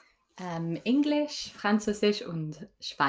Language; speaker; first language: German; non-native, learner; English